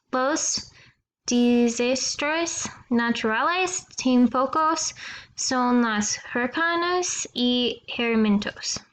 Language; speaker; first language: Spanish; non-native, learner; English